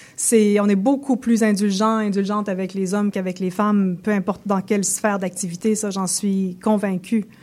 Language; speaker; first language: French; native; French